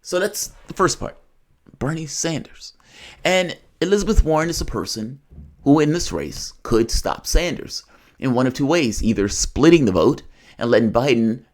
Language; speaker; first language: English; native; English